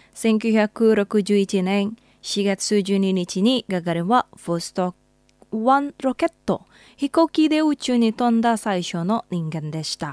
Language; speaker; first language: Japanese; non-native, fluent; Indonesian